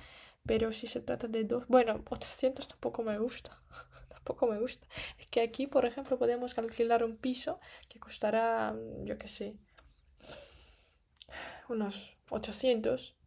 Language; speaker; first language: Spanish; non-native, fluent; Russian